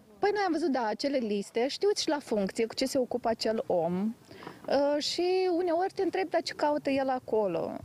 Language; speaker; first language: Romanian; native; Romanian